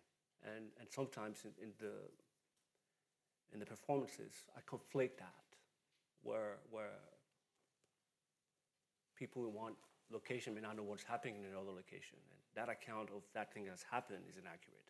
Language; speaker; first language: English; non-native, local second language; Bini